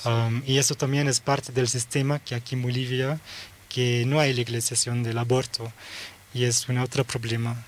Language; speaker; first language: Spanish; early bilingual, heritage; Dutch